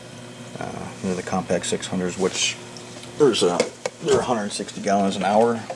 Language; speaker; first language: English; native; English